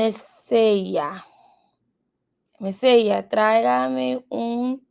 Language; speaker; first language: Spanish; non-native, learner; English